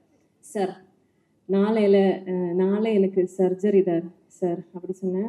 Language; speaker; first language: Tamil; non-native, learner; Malayalam